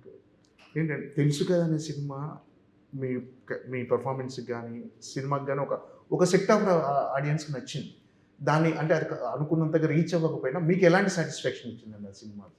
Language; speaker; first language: Telugu; native; Telugu